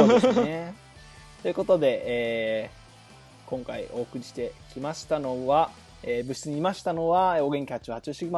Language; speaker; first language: Japanese; native; Japanese